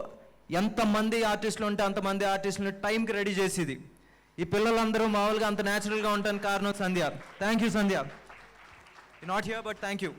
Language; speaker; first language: Telugu; native; Telugu